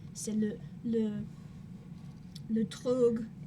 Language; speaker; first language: French; non-native, learner; English